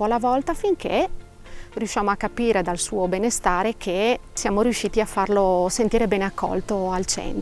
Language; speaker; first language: Italian; native; Italian